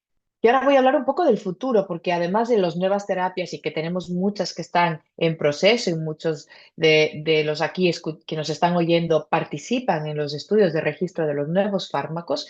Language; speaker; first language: Spanish; native; Spanish